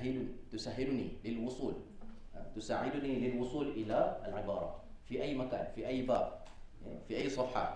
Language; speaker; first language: Arabic; non-native, fluent; Malay